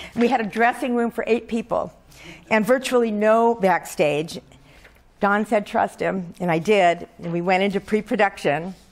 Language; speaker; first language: English; native; English